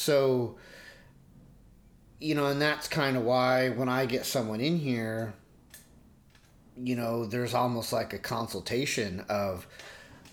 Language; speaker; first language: English; native; English